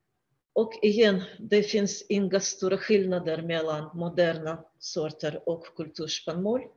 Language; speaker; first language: Swedish; non-native, fluent; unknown